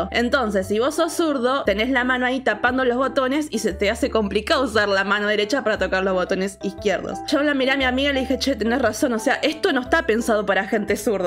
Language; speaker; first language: Spanish; native; Spanish